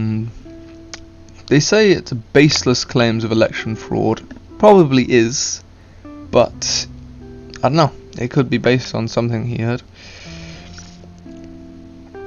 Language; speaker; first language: English; native; English